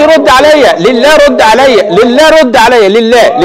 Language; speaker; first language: Arabic; native; Arabic